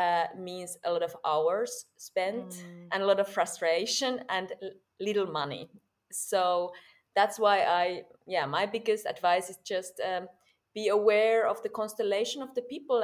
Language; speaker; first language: English; non-native, fluent; Finnish